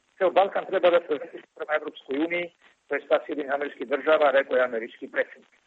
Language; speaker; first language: Serbian; non-native, local second language; Albanian